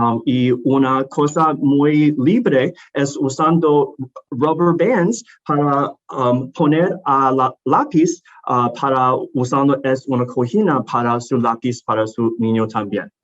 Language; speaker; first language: Spanish; non-native, learner; English